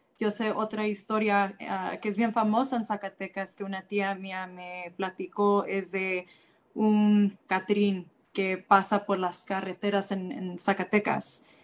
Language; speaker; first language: Spanish; early bilingual, heritage; Spanish